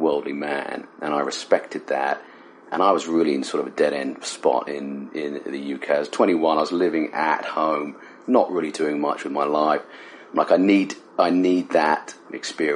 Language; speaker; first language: English; native; English